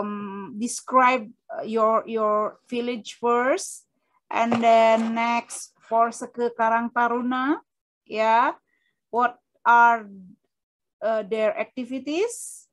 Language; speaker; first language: English; non-native, fluent; Indonesian